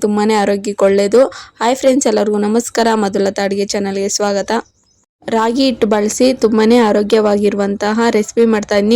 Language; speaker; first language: Kannada; non-native, local second language; Telugu